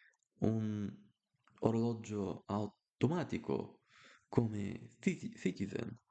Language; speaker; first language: Italian; non-native, learner; Bulgarian